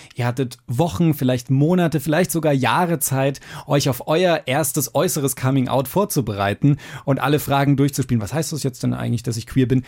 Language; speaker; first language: German; native; German